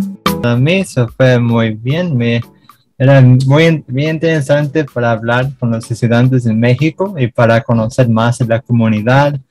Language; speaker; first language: Spanish; non-native, learner; English